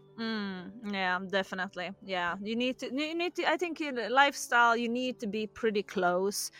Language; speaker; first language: English; non-native, fluent; Swedish